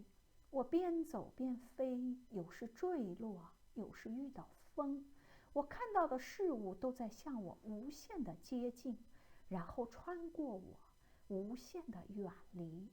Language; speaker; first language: Chinese; native; Chinese